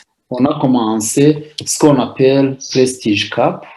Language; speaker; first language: French; non-native, local second language; Rundi